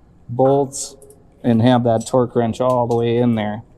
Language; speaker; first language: English; native; English